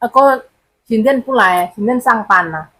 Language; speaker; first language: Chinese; non-native, learner; Indonesian